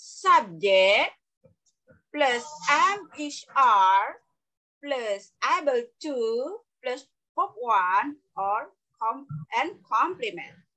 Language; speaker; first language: English; non-native, learner; Indonesian